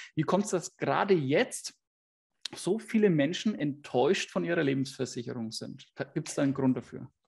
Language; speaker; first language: German; native; German